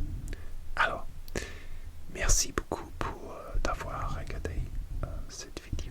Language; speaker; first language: French; non-native, learner; English